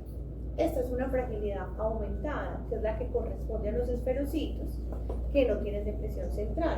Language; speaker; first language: Spanish; native; Spanish